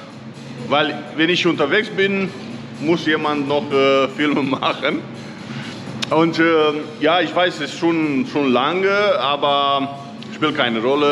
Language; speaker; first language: German; non-native, learner; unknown